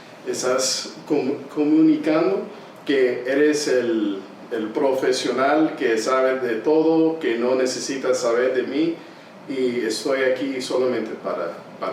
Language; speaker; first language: Spanish; early bilingual, heritage; English